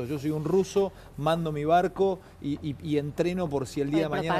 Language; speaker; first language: Spanish; native; Spanish